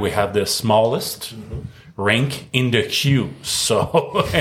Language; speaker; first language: English; non-native, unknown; French